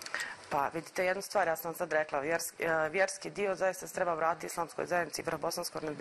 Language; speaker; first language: Croatian; native; Croatian